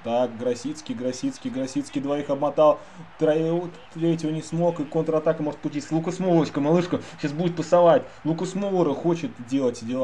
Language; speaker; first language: Russian; native; Russian